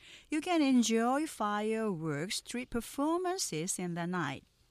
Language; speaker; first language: English; non-native, fluent; Korean